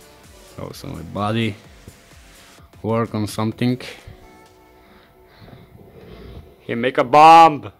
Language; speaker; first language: English; non-native, learner; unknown